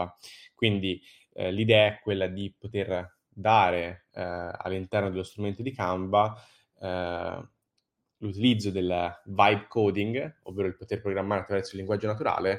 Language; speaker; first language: Italian; native; Italian